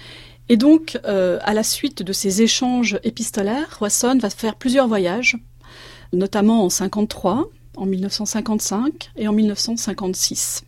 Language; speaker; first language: French; native; French